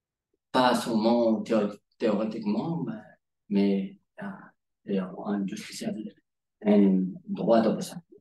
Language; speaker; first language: French; non-native, learner; Spanish